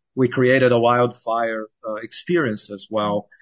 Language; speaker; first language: English; non-native, fluent; Portuguese